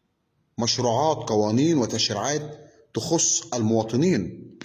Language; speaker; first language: Arabic; native; Arabic